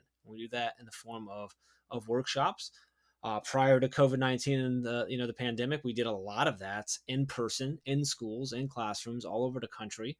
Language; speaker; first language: English; native; English